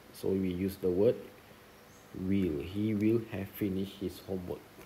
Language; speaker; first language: English; non-native, local second language; Malay